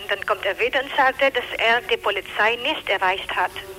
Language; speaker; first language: German; non-native, learner; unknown